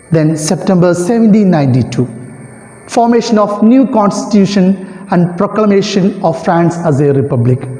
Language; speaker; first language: English; non-native, local second language; Malayalam